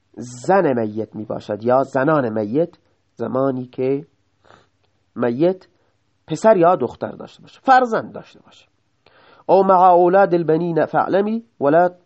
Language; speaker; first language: Persian; native; Persian